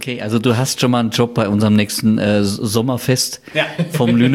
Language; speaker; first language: German; native; German